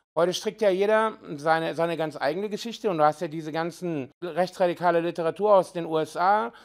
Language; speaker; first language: German; early bilingual, heritage; Serbian